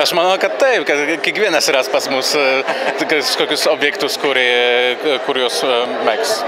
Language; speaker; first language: Lithuanian; non-native, fluent; Polish